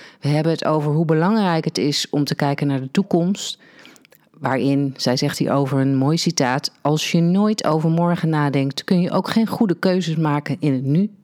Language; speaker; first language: Dutch; native; Dutch